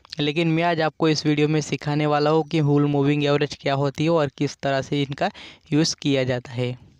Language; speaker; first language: Hindi; non-native, local second language; Gujarati